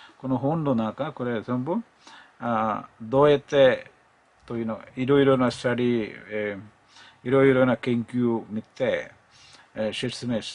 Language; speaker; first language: Japanese; non-native, learner; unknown